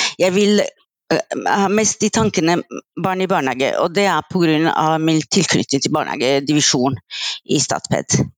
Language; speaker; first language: Norwegian; non-native, fluent; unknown